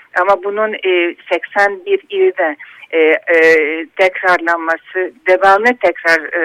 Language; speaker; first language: Turkish; non-native, fluent; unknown